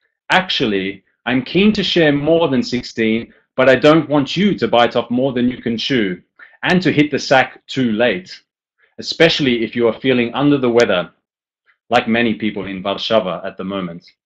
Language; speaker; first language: English; native; English